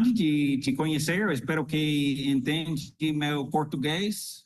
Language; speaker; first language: Portuguese; non-native, fluent; English